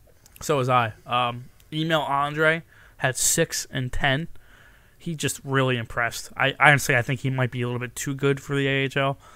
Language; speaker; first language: English; native; English